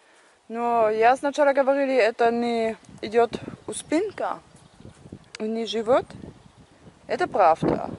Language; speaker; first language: Russian; non-native, learner; German